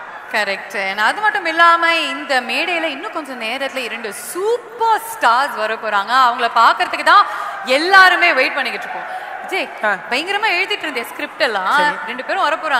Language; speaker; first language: Tamil; native; Tamil